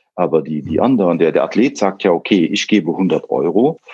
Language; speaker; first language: German; non-native, local second language; Luxembourgish